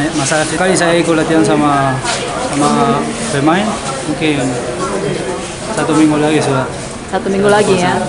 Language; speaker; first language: Indonesian; non-native, learner; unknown